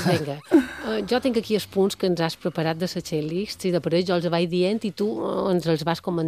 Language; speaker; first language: Catalan; native; Catalan